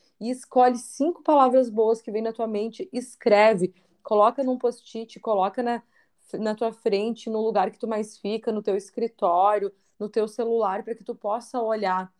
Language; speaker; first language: Portuguese; native; Portuguese